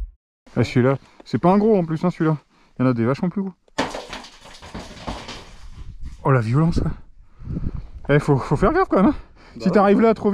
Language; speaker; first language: French; native; French